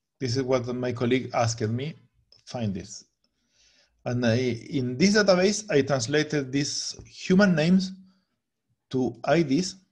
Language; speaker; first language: English; non-native, fluent; Spanish